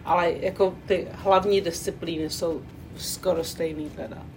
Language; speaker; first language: Czech; non-native, local second language; English